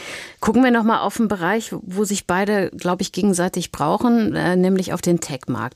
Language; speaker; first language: German; native; German